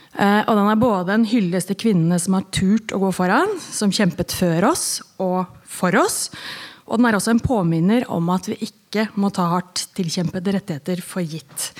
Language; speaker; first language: Norwegian; native; Norwegian